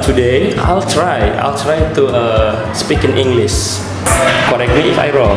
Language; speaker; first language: English; non-native, learner; Indonesian